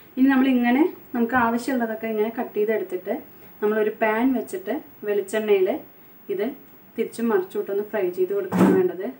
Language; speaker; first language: Malayalam; non-native, local second language; Konkani